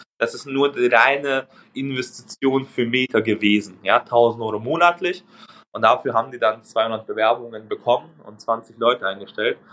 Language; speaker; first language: German; non-native, fluent; Hungarian